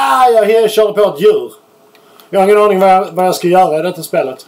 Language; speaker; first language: Swedish; native; Swedish